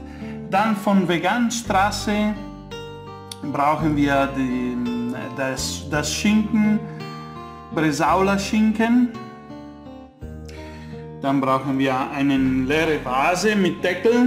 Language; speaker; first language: German; non-native, fluent; Italian